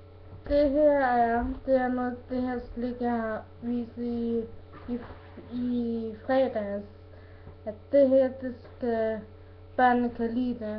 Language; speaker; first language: Danish; non-native, learner; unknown